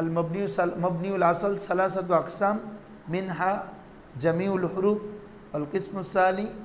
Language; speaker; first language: Arabic; non-native, fluent; Bangla